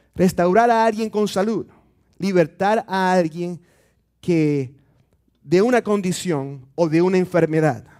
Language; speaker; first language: Spanish; native; Spanish